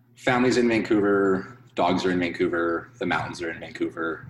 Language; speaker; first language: English; native; English